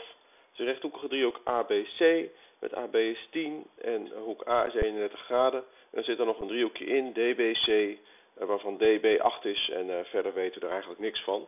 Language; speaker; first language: Dutch; native; Dutch